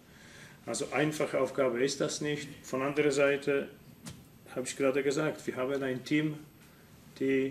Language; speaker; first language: German; non-native, fluent; Polish